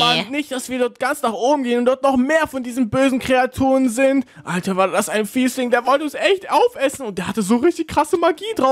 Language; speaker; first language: German; native; German